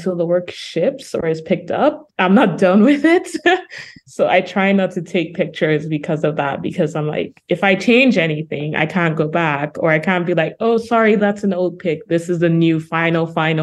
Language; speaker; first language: English; non-native, local second language; Yoruba